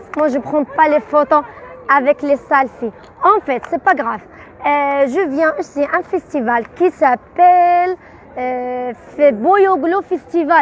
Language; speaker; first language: French; non-native, learner; Arabic